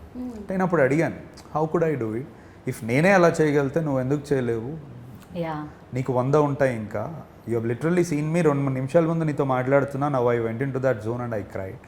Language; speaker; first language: Telugu; native; Telugu